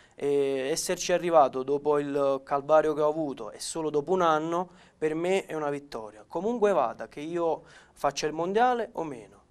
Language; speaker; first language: Italian; native; Italian